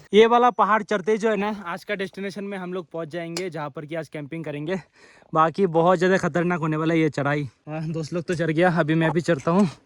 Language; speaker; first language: Hindi; non-native, local second language; Bangla